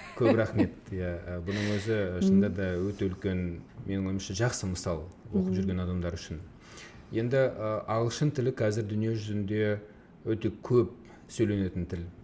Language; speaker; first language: Kazakh; native; Kazakh